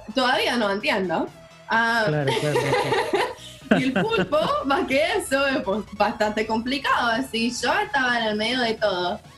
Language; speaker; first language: Spanish; non-native, learner; English